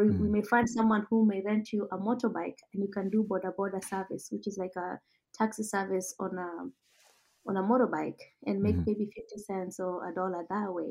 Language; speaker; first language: English; non-native, local second language; Kalenjin